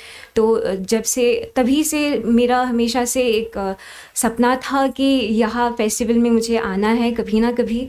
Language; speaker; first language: Hindi; non-native, local second language; Assamese